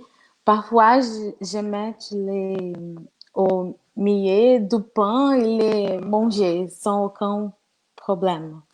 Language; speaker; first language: French; non-native, learner; Portuguese